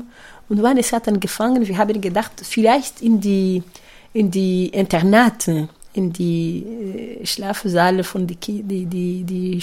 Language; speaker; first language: German; non-native, fluent; Kinyarwanda